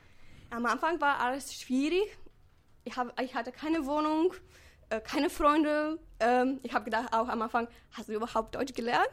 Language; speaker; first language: German; non-native, fluent; Bulgarian